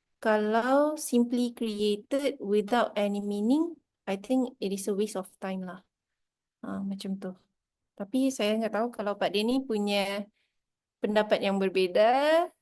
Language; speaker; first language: Malay; native; Malay